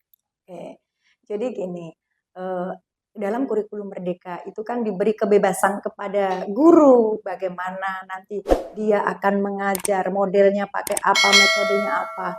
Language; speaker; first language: Indonesian; non-native, local second language; Javanese